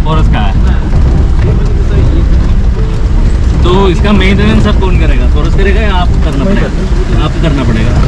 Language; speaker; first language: Hindi; non-native, local second language; Malayalam